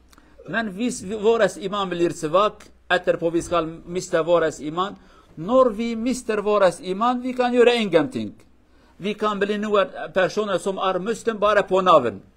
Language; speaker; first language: Swedish; non-native, fluent; Kurdish